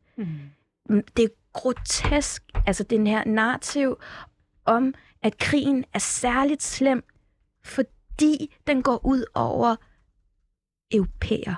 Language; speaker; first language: Danish; early bilingual, other home language; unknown